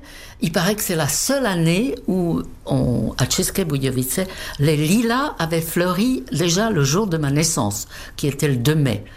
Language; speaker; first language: French; non-native, fluent; Czech